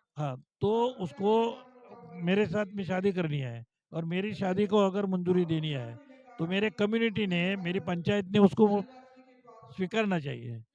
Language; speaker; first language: Hindi; non-native, local second language; Marathi